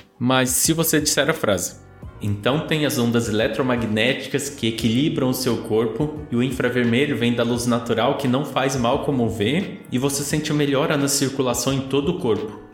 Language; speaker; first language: Portuguese; native; Portuguese